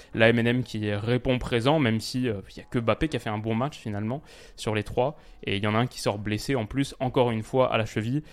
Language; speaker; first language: French; native; French